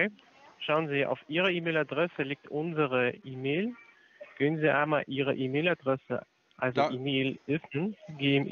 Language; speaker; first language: German; non-native, fluent; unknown